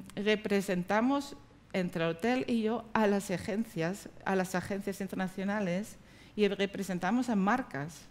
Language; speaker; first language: Spanish; non-native, fluent; Dutch